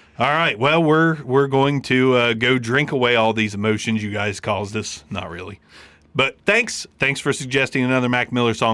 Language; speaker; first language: English; native; English